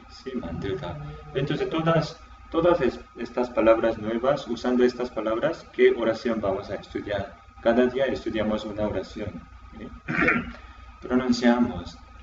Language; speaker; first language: Spanish; non-native, fluent; Korean